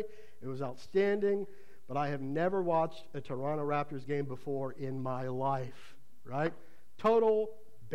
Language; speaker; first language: English; native; English